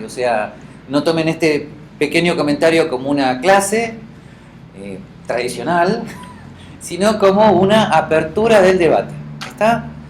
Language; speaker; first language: Spanish; native; Spanish